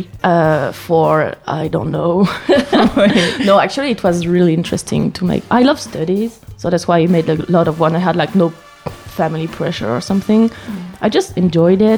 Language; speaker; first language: English; non-native, fluent; French